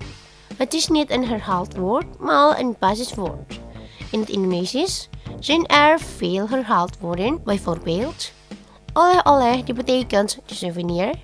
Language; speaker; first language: Dutch; non-native, learner; Indonesian